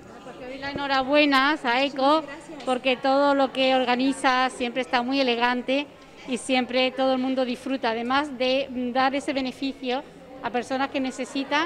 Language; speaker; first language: Spanish; native; Spanish